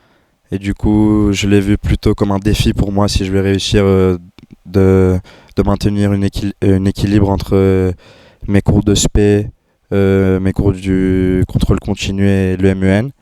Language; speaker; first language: French; non-native, fluent; Greek